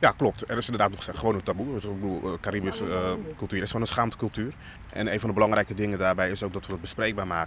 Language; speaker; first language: Dutch; native; Dutch